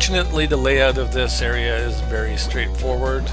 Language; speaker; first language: English; native; English